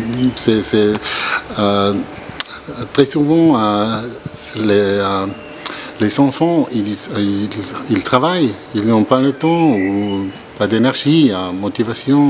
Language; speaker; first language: French; non-native, learner; German